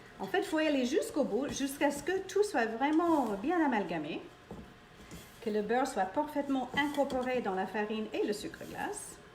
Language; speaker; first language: French; non-native, fluent; English